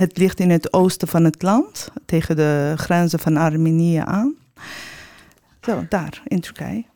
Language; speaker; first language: Dutch; non-native, fluent; Turkish